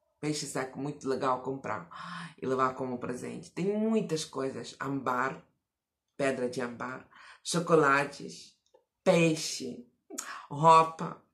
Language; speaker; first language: Portuguese; non-native, fluent; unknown